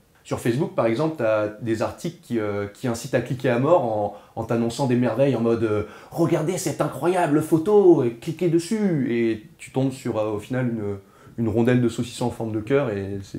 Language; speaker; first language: French; native; French